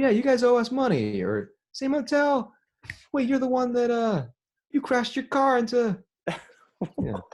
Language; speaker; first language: English; native; English